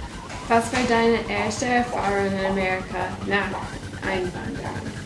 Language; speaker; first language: German; non-native, learner; English